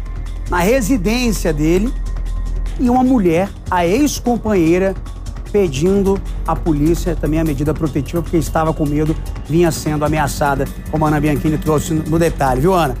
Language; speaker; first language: Portuguese; native; Portuguese